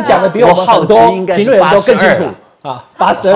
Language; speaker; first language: Chinese; native; Chinese